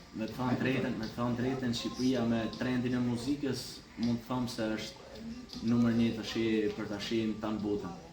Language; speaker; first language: Albanian; early bilingual, heritage; Albanian